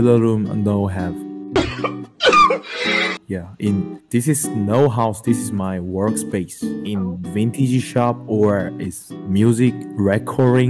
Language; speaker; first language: English; non-native, learner; Korean